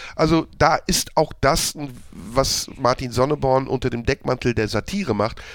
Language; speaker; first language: German; native; German